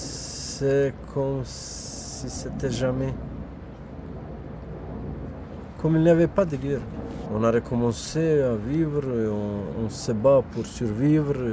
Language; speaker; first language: French; non-native, fluent; Bosnian